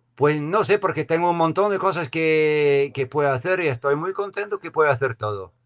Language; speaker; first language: Spanish; non-native, learner; English